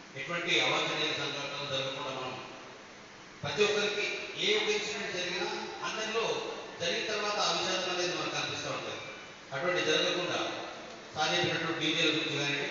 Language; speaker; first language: Telugu; native; Telugu